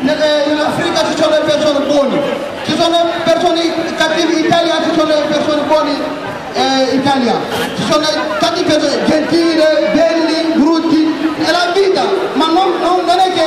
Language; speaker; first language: Italian; non-native, learner; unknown